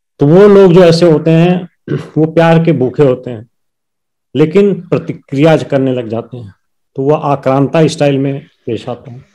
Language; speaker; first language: Hindi; native; Hindi